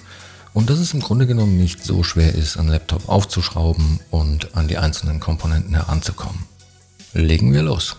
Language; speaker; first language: German; native; German